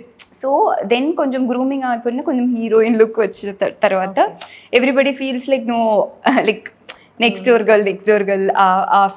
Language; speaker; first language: Telugu; non-native, learner; Tamil